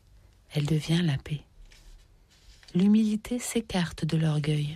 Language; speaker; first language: French; native; French